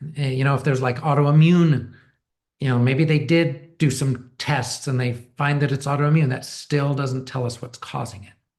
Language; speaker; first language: English; native; English